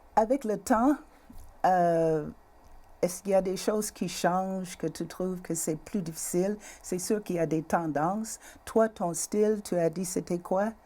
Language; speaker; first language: French; native; French